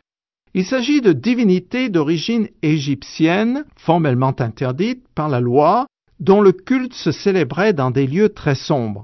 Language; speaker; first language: French; native; French